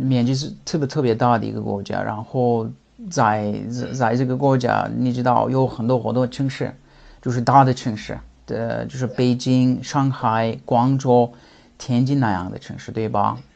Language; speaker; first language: Chinese; non-native, fluent; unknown